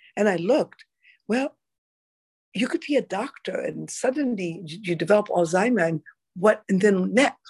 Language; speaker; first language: English; non-native, fluent; Arabic